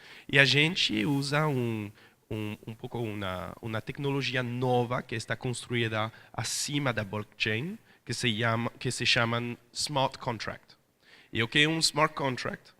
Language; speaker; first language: Portuguese; non-native, fluent; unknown